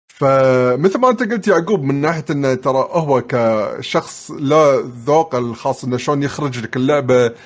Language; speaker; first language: Arabic; native; Arabic